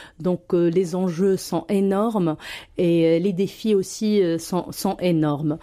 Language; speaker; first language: French; non-native, local second language; Arabic